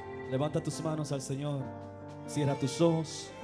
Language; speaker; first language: Spanish; native; Spanish